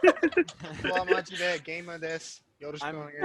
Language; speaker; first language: Japanese; non-native, learner; English